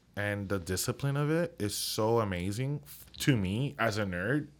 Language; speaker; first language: English; non-native, fluent; Spanish